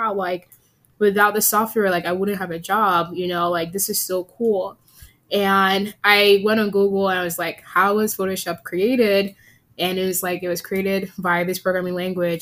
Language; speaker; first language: English; native; English